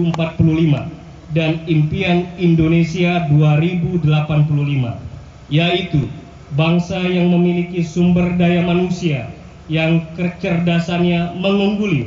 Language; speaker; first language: Indonesian; native; Indonesian